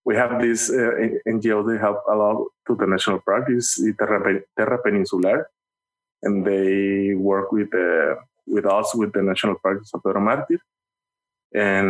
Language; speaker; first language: English; non-native, learner; Spanish